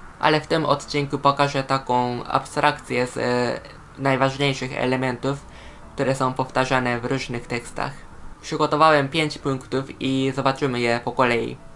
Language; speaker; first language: Polish; non-native, fluent; Japanese